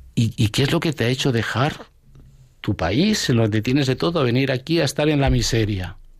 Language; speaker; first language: Spanish; native; Spanish